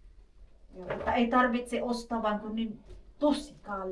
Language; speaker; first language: Finnish; non-native, learner; Filipino